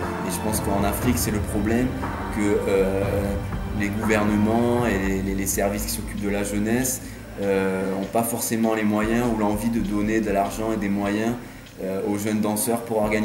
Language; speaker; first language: French; native; French